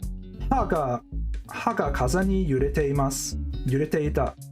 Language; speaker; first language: Japanese; non-native, learner; English